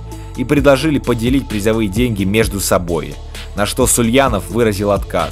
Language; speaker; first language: Russian; native; Russian